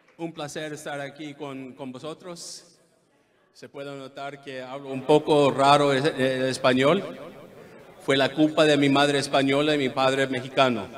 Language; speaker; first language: Spanish; early bilingual, heritage; English